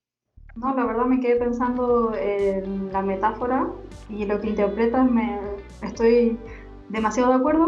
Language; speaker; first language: Spanish; native; Spanish